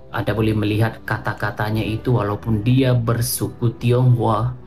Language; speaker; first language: Malay; native; Malay